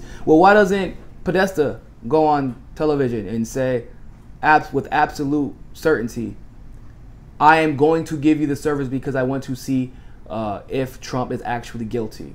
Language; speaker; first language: English; native; English